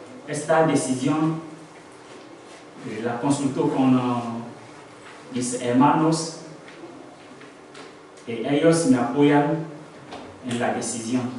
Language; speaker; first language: Spanish; non-native, learner; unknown